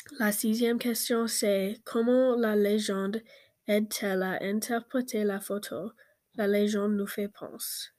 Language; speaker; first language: French; non-native, learner; English